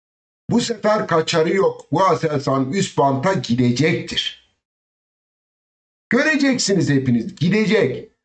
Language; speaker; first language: Turkish; native; Turkish